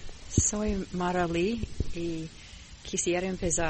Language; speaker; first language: Spanish; non-native, fluent; English